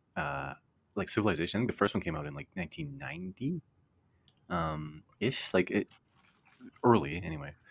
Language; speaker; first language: English; native; English